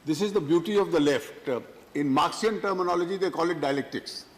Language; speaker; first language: English; non-native, local second language; Hindi